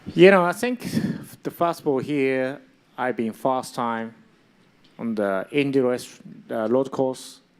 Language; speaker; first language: English; non-native, learner; Japanese